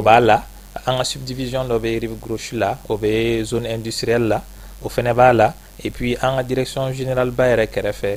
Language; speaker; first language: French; non-native, local second language; Bambara